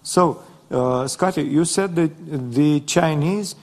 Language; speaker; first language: English; non-native, fluent; Romanian